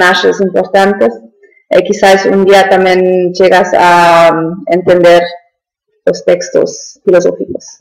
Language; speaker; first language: Galician; non-native, learner; German